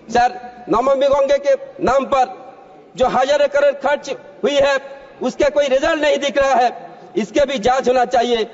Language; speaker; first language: Hindi; non-native, local second language; Bangla